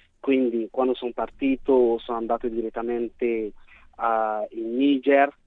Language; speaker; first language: Italian; non-native, fluent; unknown